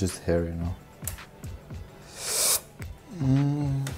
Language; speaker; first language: English; non-native, learner; Dutch